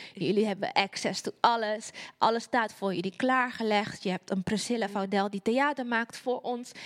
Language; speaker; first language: Dutch; native; Dutch